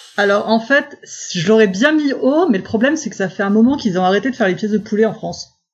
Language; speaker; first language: French; native; French